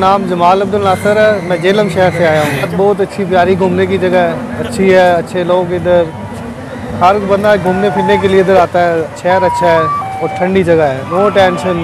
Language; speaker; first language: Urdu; non-native, local second language; Punjabi